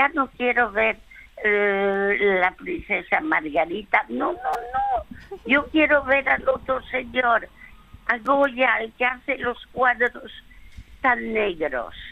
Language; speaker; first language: Spanish; early bilingual, other home language; French